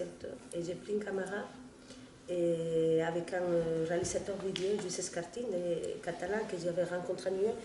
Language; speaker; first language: French; non-native, fluent; Spanish